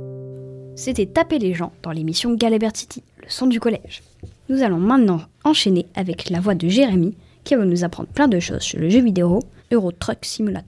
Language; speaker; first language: French; native; French